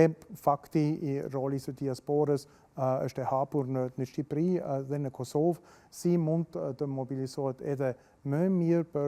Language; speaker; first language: Albanian; non-native, fluent; German